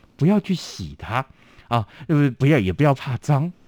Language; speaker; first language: Chinese; non-native, local second language; Min Nan Chinese